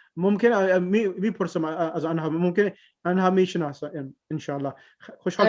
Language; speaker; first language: Persian; non-native, learner; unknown